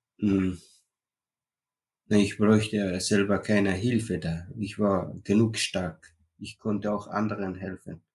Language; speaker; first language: German; non-native, learner; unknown